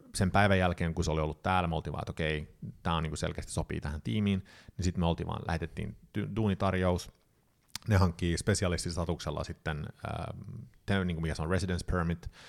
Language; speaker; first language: Finnish; early bilingual, heritage; Finnish